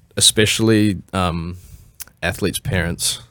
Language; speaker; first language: English; native; English